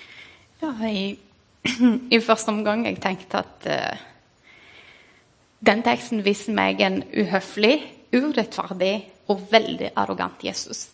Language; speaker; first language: Norwegian; non-native, fluent; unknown